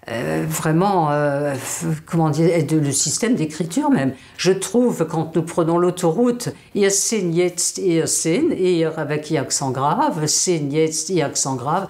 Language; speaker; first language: French; native; French